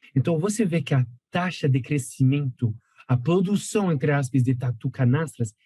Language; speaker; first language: Portuguese; non-native, fluent; French